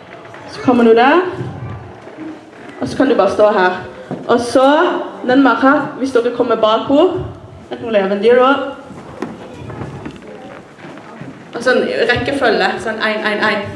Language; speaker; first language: Norwegian; non-native, fluent; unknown